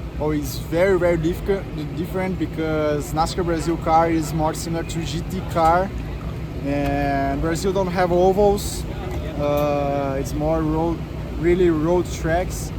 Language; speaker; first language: English; non-native, learner; Portuguese